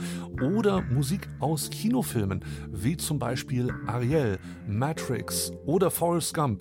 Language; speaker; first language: German; native; German